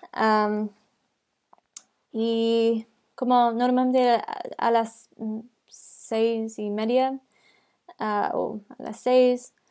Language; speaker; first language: Spanish; non-native, learner; English